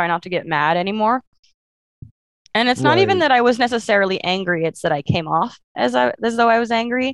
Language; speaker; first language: English; native; English